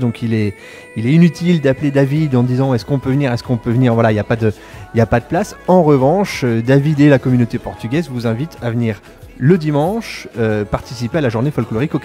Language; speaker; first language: French; native; French